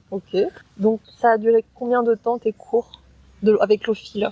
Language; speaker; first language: French; native; French